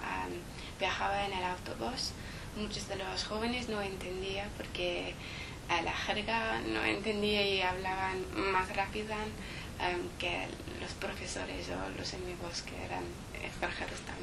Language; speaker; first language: Spanish; non-native, learner; English